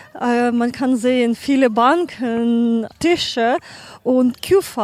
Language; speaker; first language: German; non-native, learner; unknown